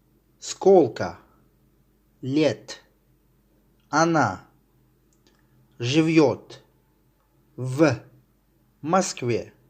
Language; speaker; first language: Russian; non-native, fluent; Tajik